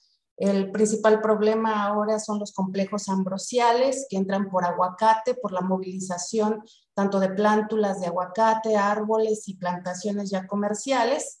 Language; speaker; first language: Spanish; native; Spanish